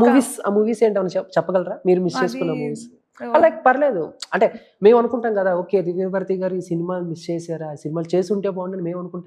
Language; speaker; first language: Telugu; native; Telugu